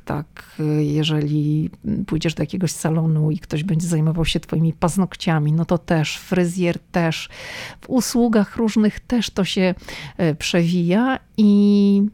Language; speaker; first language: Polish; native; Polish